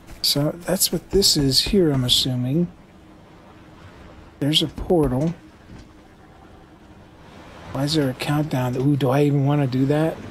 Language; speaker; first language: English; native; English